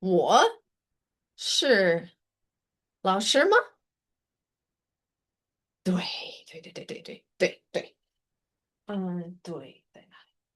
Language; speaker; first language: Chinese; non-native, fluent; English